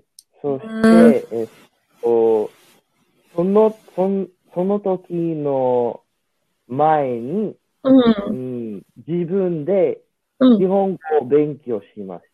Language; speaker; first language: Japanese; non-native, learner; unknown